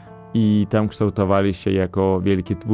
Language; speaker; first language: Polish; non-native, fluent; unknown